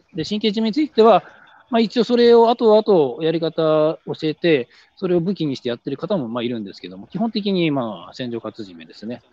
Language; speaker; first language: Japanese; native; Japanese